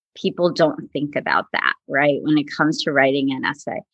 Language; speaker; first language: English; native; English